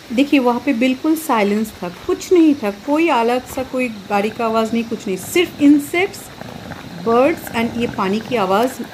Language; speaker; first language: Hindi; non-native, local second language; Bangla